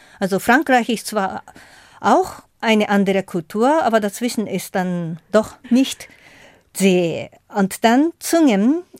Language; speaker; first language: German; non-native, fluent; Japanese